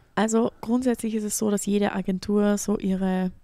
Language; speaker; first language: German; native; German